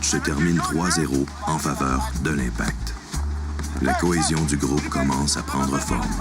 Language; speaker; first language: French; native; French